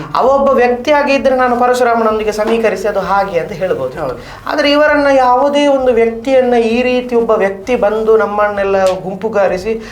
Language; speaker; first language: Kannada; non-native, local second language; Tulu